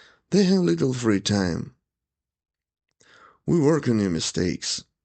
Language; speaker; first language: English; non-native, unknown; Ukrainian